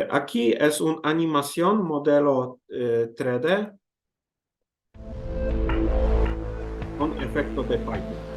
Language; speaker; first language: Spanish; non-native, learner; Polish